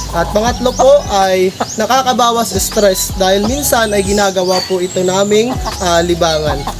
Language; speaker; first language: Filipino; non-native, local second language; Bikol